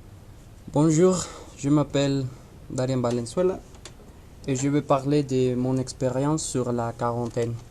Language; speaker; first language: French; non-native, learner; Spanish